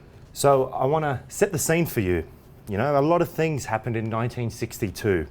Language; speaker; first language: English; native; English